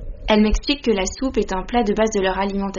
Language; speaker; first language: French; native; French